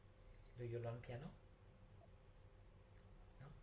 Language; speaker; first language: English; non-native, learner; Vietnamese